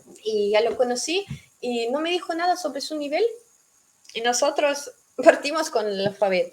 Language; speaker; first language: Spanish; non-native, fluent; Russian